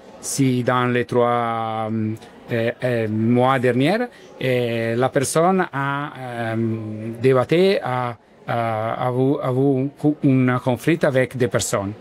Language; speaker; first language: French; non-native, learner; Italian